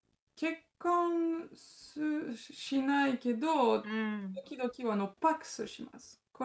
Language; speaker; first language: Japanese; non-native, learner; French